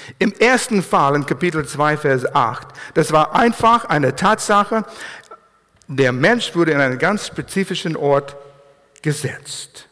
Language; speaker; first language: German; non-native, fluent; English